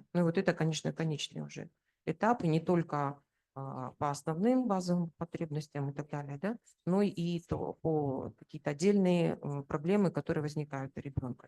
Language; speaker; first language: Russian; native; Russian